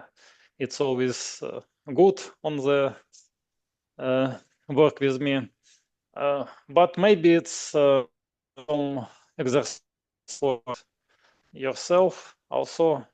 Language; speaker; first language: English; non-native, learner; Russian